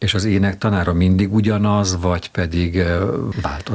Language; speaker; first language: Hungarian; native; Hungarian